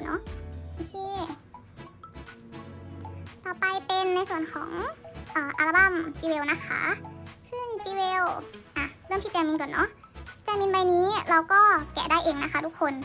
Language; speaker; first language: Thai; native; Thai